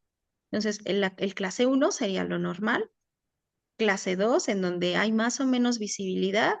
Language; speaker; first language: Spanish; native; Spanish